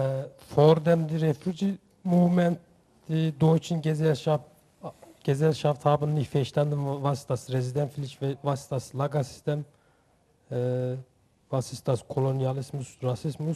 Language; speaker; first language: German; non-native, learner; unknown